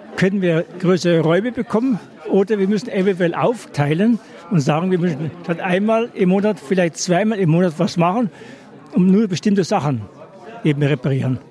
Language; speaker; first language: German; native; German